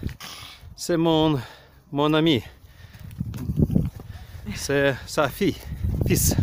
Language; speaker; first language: French; non-native, learner; Ukrainian